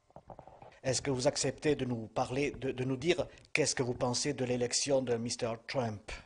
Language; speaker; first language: French; native; French